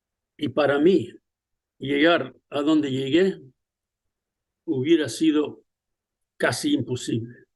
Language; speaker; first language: Spanish; early bilingual, other home language; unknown